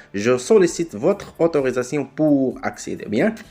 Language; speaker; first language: French; non-native, local second language; Arabic